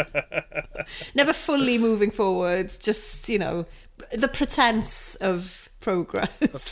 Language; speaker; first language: English; non-native, local second language; Welsh